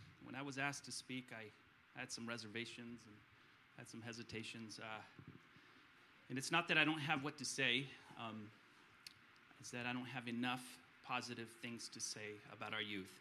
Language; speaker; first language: English; early bilingual, other home language; Romanian